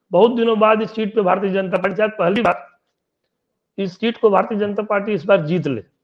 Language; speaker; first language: Hindi; native; Hindi